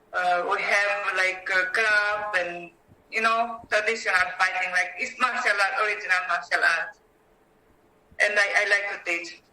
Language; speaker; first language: English; non-native, learner; Greek